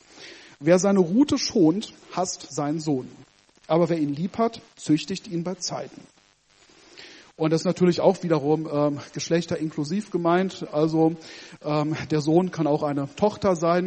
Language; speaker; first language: German; native; German